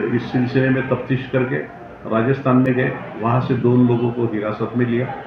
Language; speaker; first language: Hindi; non-native, local second language; Marathi